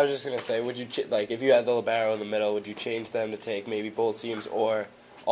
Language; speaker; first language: English; native; English